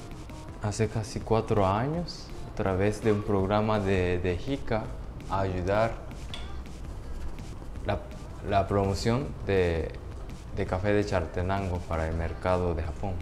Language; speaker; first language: Spanish; non-native, fluent; Japanese